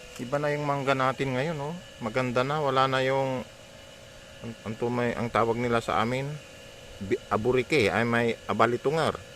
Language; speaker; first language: Filipino; non-native, local second language; Pangasinan